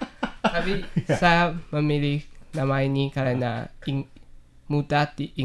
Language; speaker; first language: Indonesian; non-native, learner; Chinese